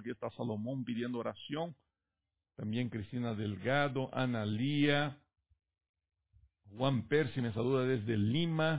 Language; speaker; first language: Spanish; native; Spanish